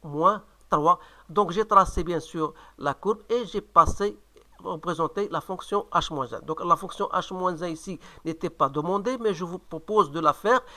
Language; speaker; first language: French; non-native, local second language; Arabic